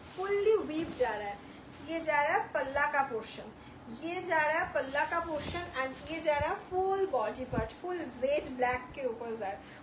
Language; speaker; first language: Hindi; non-native, local second language; Bangla